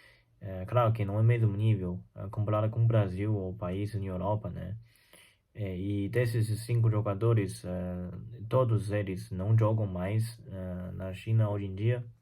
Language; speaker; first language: Portuguese; non-native, fluent; Chinese